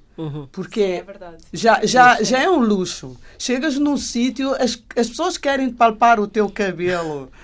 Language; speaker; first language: Portuguese; non-native, local second language; Kabuverdianu